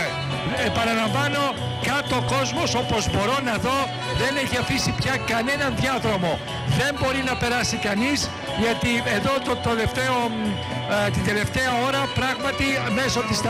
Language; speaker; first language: Greek; native; Greek